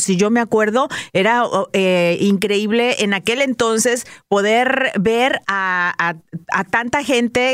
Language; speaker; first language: Spanish; native; Spanish